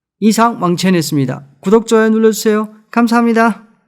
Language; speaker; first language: Korean; non-native, fluent; Chinese